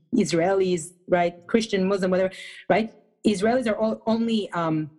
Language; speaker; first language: English; non-native, fluent; Hebrew